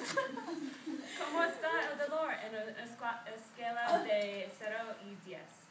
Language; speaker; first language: Spanish; non-native, learner; English